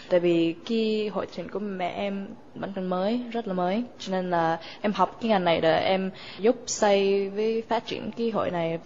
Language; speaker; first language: Vietnamese; early bilingual, other home language; English